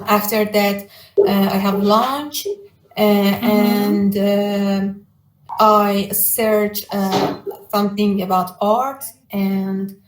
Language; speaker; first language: English; non-native, learner; Persian